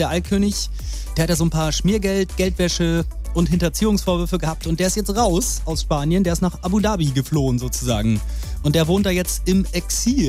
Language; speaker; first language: German; native; German